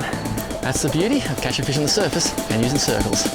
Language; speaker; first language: English; native; English